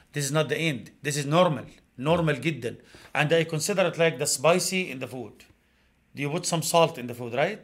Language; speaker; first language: English; non-native, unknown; Arabic